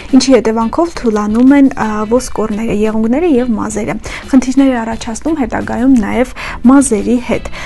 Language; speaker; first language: Armenian; native; Armenian